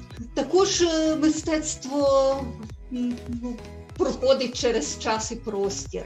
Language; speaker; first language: Ukrainian; native; Ukrainian